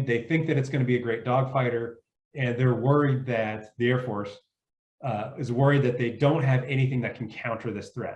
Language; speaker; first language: English; native; English